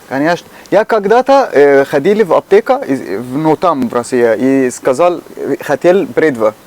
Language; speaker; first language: Russian; non-native, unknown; Arabic